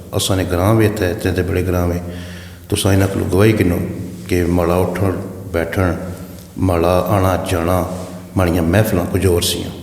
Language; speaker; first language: Urdu; non-native, local second language; Pahari-Potwari